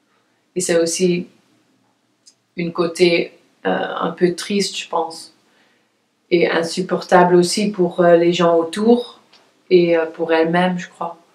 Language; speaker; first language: French; non-native, fluent; Dutch